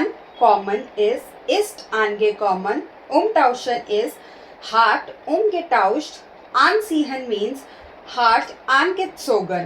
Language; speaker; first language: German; non-native, learner; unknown